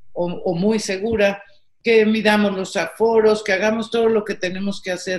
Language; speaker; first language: Spanish; native; Spanish